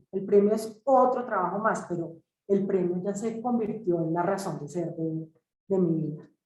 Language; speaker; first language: Spanish; native; Spanish